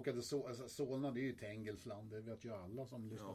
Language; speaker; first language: Swedish; native; Swedish